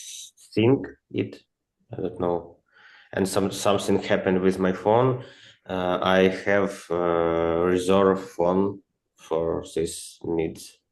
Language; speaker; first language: English; non-native, learner; Ukrainian